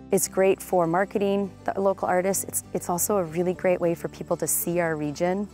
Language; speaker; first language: English; native; English